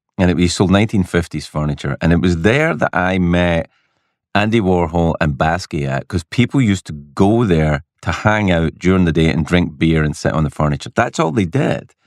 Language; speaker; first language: English; native; English